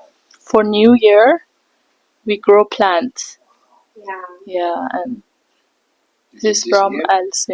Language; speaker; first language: English; non-native, fluent; Persian